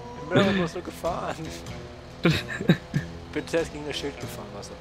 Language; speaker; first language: German; native; German